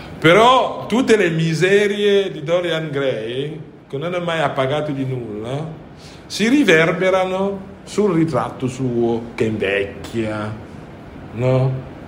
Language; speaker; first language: Italian; non-native, fluent; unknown